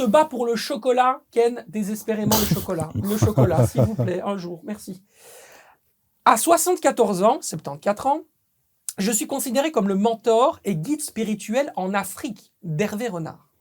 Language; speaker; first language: French; native; French